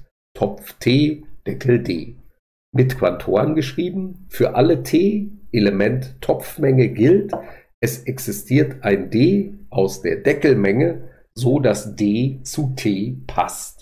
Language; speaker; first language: German; native; German